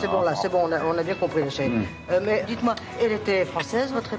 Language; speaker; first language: French; native; French